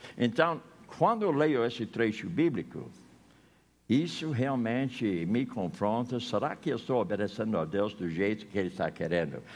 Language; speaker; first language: Portuguese; non-native, fluent; English